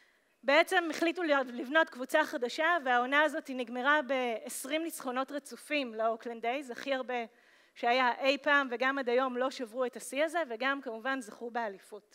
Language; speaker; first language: Hebrew; native; Hebrew